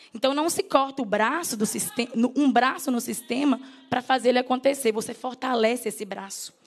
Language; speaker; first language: Portuguese; native; Portuguese